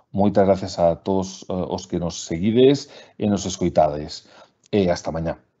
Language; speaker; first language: Galician; non-native, local second language; Spanish